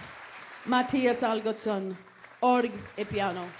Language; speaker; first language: French; non-native, fluent; English